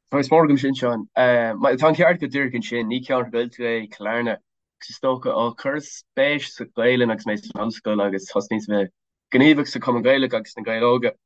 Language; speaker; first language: Irish; non-native, local second language; English